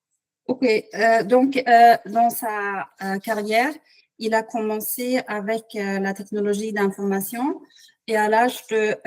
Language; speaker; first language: French; non-native, fluent; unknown